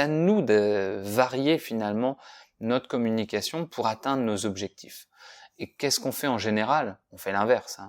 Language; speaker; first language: French; native; French